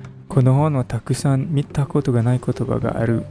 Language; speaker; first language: Japanese; non-native, learner; English